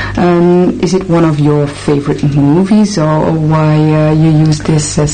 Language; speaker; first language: English; non-native, fluent; Dutch